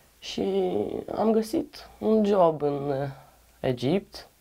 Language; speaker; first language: Romanian; non-native, learner; Russian